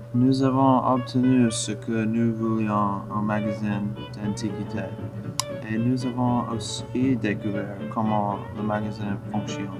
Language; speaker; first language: French; non-native, learner; English